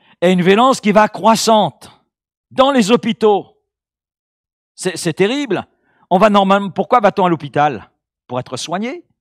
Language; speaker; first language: French; native; French